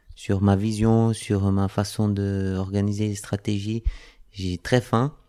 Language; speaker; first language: French; native; French